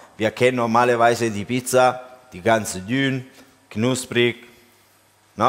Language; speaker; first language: German; non-native, learner; Italian